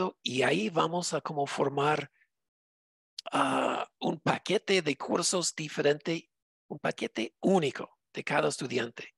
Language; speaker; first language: Spanish; non-native, fluent; English